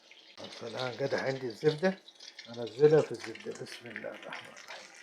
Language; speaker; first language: Arabic; native; Arabic